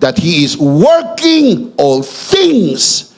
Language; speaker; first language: English; non-native, local second language; Filipino